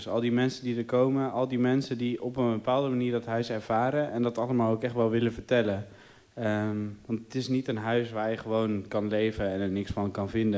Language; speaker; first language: Dutch; native; Dutch